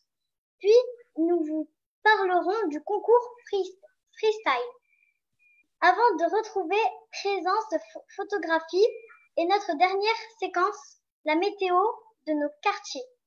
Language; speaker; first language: French; native; French